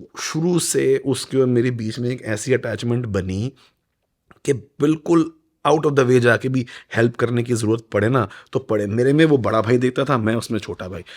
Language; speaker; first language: Hindi; native; Hindi